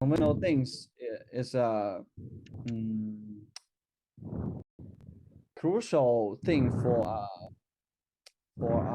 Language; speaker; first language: English; non-native, learner; Chinese